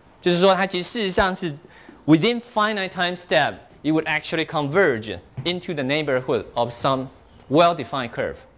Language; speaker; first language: English; non-native, fluent; Chinese